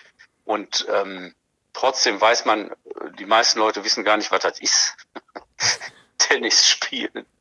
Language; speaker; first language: German; native; German